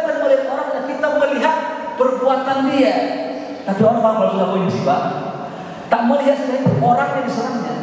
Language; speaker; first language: Indonesian; native; Indonesian